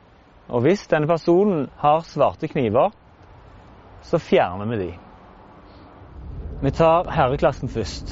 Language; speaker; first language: Norwegian; native; Norwegian